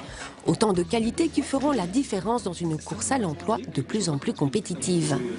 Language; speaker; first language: French; native; French